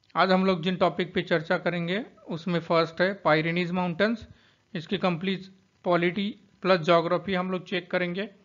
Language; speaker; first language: Hindi; non-native, local second language; Marathi